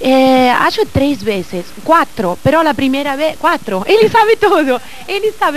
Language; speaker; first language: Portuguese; non-native, learner; Italian